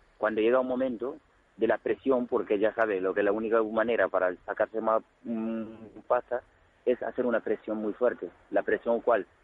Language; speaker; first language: Spanish; non-native, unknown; Wolof